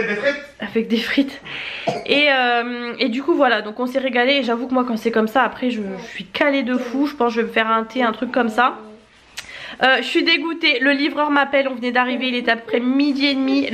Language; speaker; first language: French; native; French